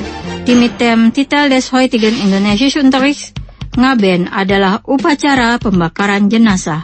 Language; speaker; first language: German; non-native, fluent; Indonesian